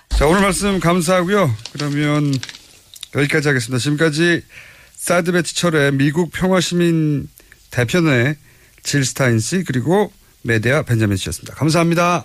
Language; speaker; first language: Korean; native; Korean